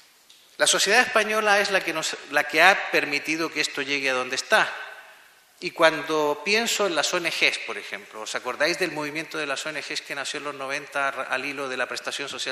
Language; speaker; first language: Spanish; native; Spanish